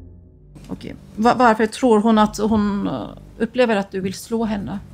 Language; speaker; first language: Swedish; native; Swedish